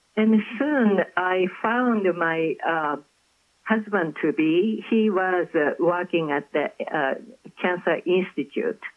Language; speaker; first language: English; non-native, fluent; Japanese